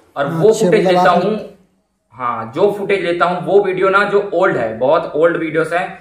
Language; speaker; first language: Hindi; native; Hindi